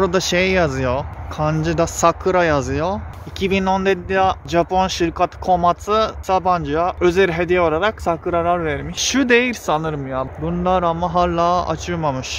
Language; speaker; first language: Turkish; non-native, fluent; Japanese